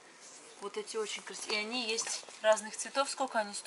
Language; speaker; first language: Russian; native; Russian